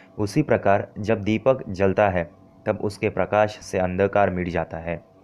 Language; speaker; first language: Hindi; non-native, local second language; Marathi